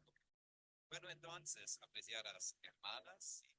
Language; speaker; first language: Spanish; non-native, learner; German